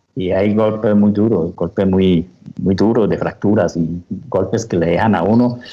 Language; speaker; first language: Spanish; native; Spanish